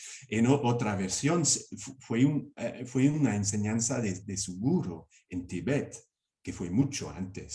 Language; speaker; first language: Spanish; non-native, fluent; English